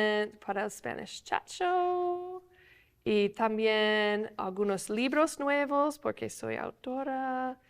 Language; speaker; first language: Spanish; non-native, fluent; English